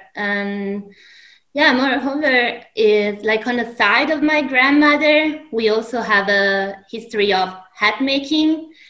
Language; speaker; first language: English; non-native, fluent; Italian